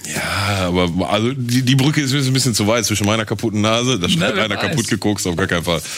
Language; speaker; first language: German; native; German